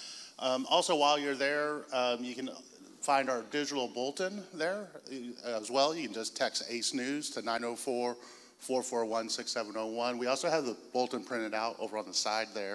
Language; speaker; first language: English; native; English